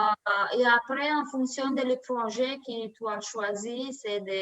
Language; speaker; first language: French; non-native, learner; Romanian